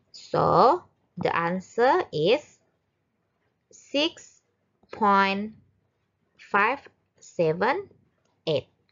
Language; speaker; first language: English; non-native, local second language; Malay